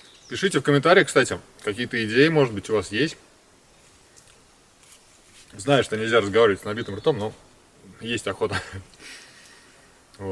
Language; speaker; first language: Russian; native; Russian